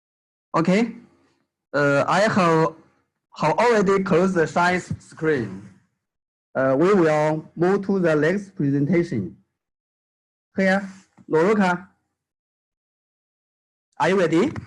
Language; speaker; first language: English; non-native, fluent; Chinese